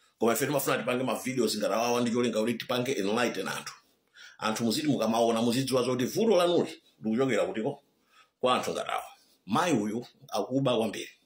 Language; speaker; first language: Nyanja; native; Nyanja